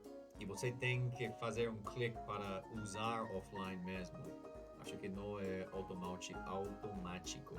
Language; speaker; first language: Portuguese; non-native, learner; English